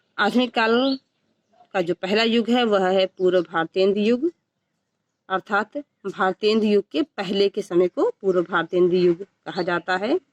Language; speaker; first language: Hindi; native; Hindi